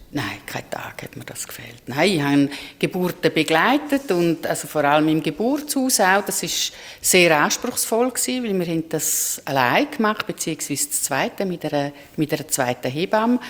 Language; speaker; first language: German; native; German